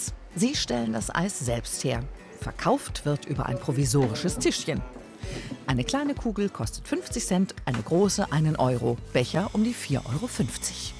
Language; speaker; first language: German; native; German